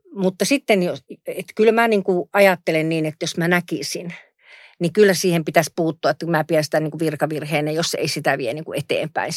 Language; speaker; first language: Finnish; native; Finnish